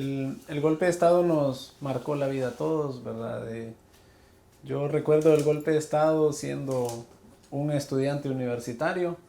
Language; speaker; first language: Spanish; native; Spanish